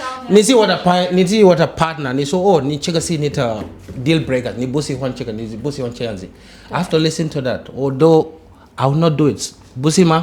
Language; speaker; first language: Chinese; non-native, learner; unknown